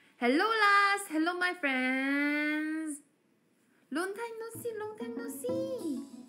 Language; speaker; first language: English; non-native, learner; Korean